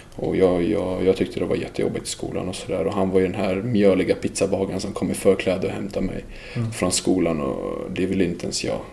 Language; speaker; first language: Swedish; early bilingual, other home language; Serbian